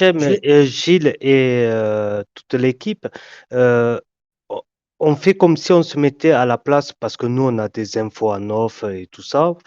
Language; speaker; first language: French; native; French